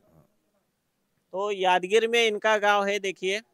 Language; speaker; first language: Hindi; non-native, local second language; Marathi